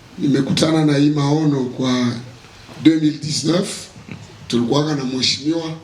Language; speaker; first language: Swahili; non-native, local second language; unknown